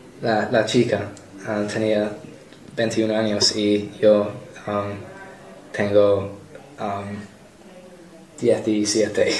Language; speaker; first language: Spanish; non-native, learner; English